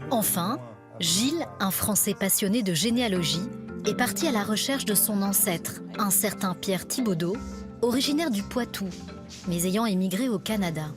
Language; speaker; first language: French; native; French